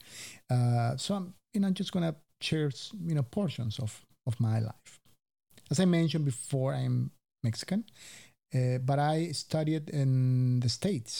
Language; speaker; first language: English; non-native, fluent; Spanish